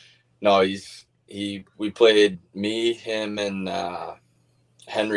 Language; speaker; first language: English; native; English